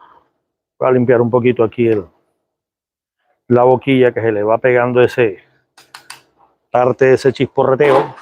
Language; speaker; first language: Spanish; native; Spanish